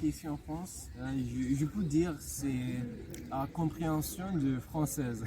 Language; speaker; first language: French; non-native, fluent; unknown